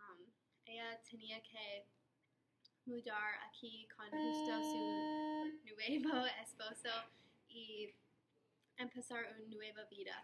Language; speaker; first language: Spanish; non-native, learner; English